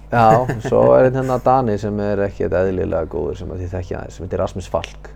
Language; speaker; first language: Icelandic; native; Icelandic